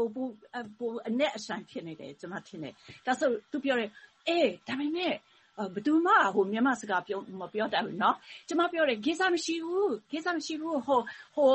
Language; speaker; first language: Burmese; non-native, learner; Thai